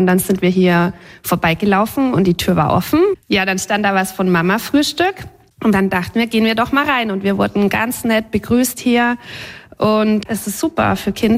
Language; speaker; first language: German; native; German